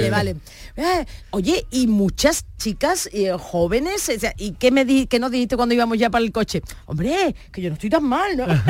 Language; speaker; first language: Spanish; native; Spanish